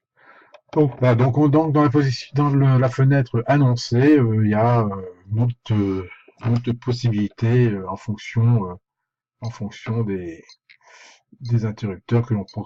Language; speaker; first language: French; native; French